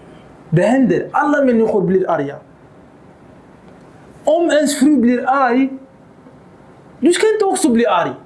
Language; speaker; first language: Swedish; early bilingual, other home language; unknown